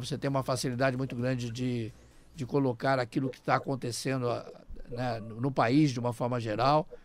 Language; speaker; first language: Portuguese; native; Portuguese